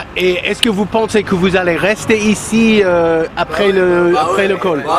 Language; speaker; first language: French; non-native, learner; English